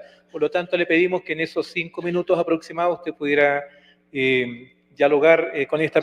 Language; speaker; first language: Spanish; native; Spanish